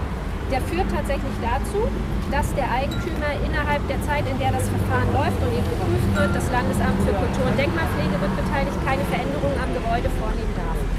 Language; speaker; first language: German; native; German